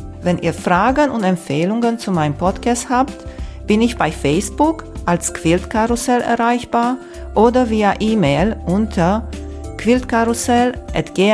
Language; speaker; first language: German; native; German